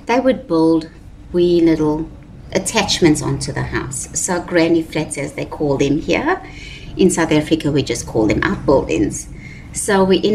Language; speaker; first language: English; native; English